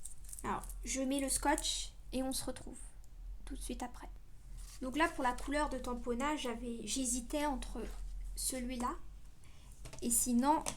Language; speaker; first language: French; native; French